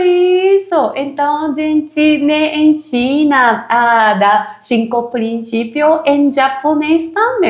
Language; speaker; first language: Portuguese; non-native, fluent; Japanese